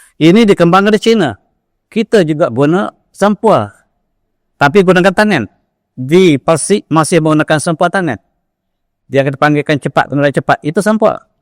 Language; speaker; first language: Malay; native; Malay